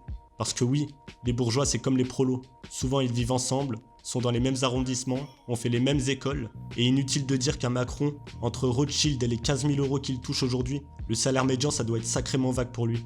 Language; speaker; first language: French; native; French